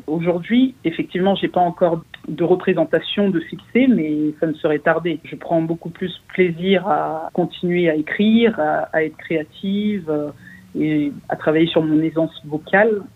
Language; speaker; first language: French; native; French